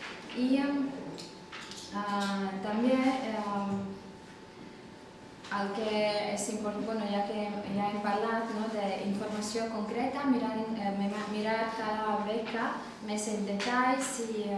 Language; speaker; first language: Catalan; non-native, fluent; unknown